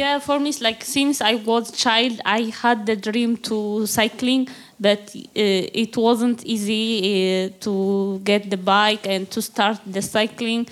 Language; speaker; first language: English; non-native, learner; Tigrinya